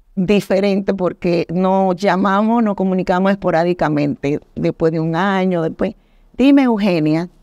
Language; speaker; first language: Spanish; native; Spanish